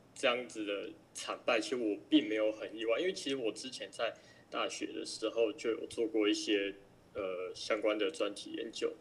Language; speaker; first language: Chinese; native; Chinese